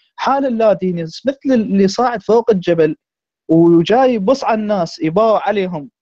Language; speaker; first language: Arabic; native; Arabic